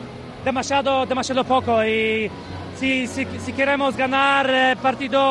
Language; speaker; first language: Spanish; non-native, learner; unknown